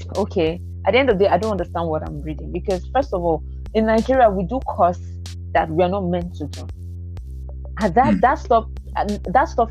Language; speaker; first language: English; non-native, local second language; Igbo